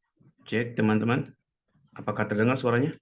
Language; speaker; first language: Indonesian; native; Indonesian